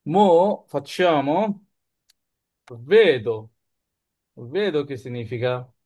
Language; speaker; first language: Italian; non-native, fluent; Bangla